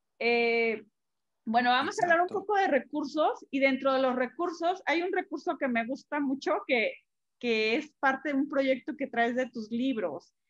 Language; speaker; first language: Spanish; native; Spanish